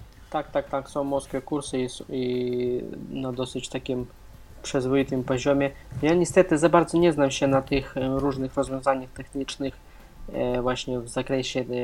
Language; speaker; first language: Polish; non-native, fluent; Russian